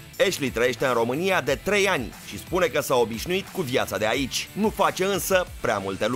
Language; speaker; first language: Romanian; native; Romanian